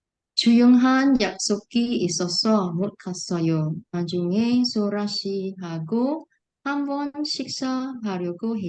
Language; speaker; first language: Korean; non-native, learner; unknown